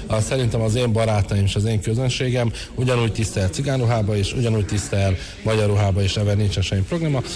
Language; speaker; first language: Hungarian; non-native, local second language; Romany